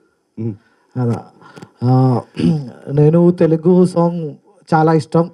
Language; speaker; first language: Telugu; non-native, learner; Malayalam